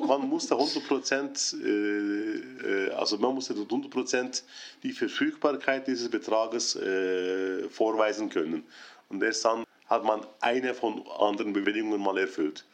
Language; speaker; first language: German; non-native, fluent; Turkish